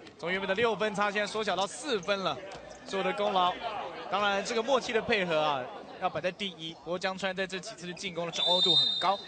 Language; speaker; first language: Chinese; native; Chinese